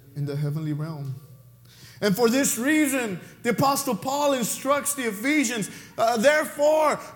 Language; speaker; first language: English; non-native, fluent; Spanish